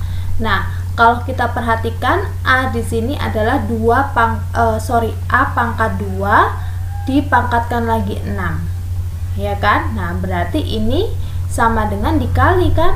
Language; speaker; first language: Indonesian; native; Indonesian